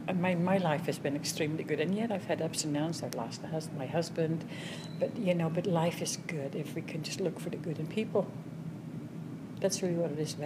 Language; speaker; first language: English; non-native, fluent; Dutch